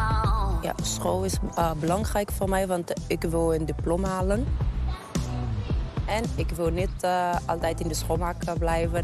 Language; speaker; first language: Dutch; non-native, learner; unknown